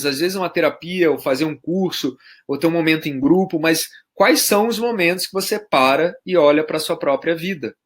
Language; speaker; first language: Portuguese; native; Portuguese